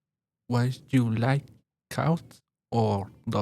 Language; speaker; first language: English; non-native, learner; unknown